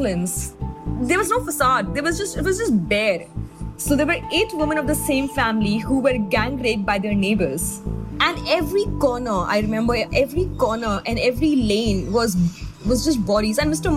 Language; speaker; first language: English; non-native, local second language; Urdu